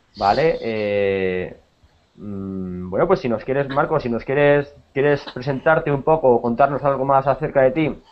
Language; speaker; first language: Spanish; native; Spanish